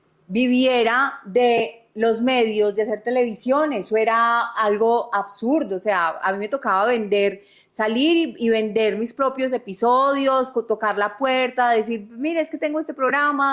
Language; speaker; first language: Spanish; native; Spanish